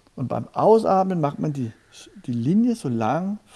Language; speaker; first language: German; non-native, fluent; Danish